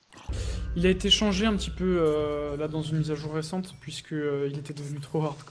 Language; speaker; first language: French; native; French